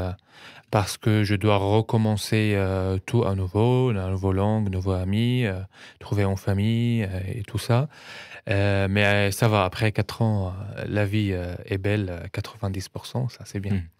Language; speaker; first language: French; non-native, fluent; Arabic